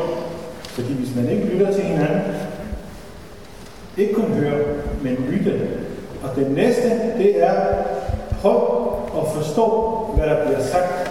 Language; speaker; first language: Danish; non-native, fluent; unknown